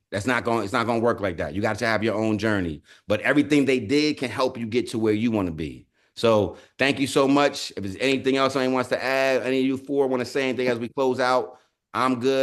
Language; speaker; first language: English; native; English